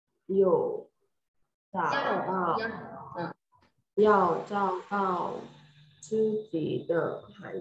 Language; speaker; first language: Chinese; non-native, learner; Thai